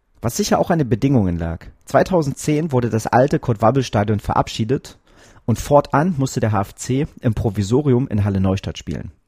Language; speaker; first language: German; native; German